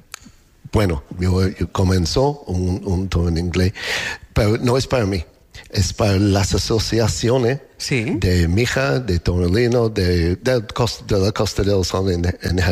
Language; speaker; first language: Spanish; non-native, learner; English